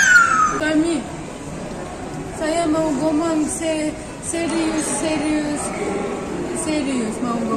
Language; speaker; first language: Indonesian; non-native, learner; Russian